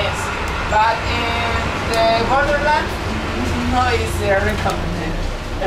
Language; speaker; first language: English; non-native, learner; Spanish